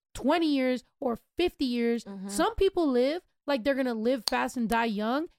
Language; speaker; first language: English; native; English